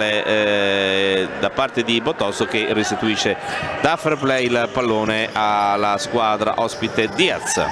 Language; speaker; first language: Italian; native; Italian